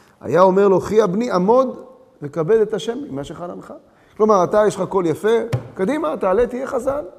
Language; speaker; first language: Hebrew; early bilingual, other home language; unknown